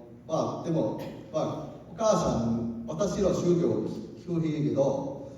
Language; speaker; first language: Japanese; non-native, learner; Cantonese